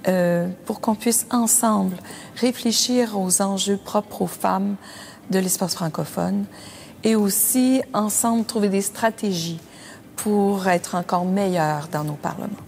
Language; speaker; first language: French; native; French